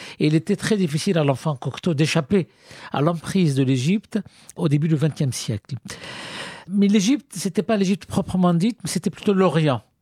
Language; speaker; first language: French; non-native, fluent; Arabic